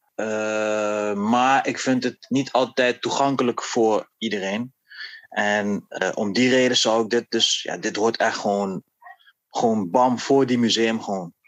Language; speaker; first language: Dutch; native; Dutch